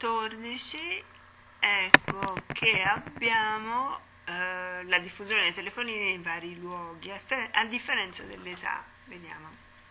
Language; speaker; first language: Italian; native; Italian